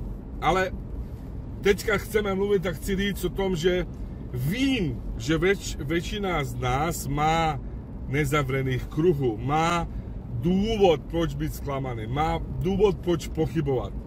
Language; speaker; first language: Czech; non-native, fluent; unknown